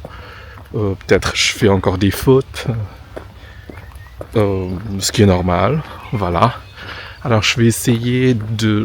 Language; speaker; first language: French; non-native, fluent; Indonesian